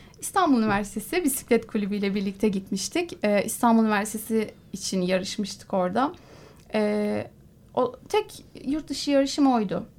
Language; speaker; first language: Turkish; native; Turkish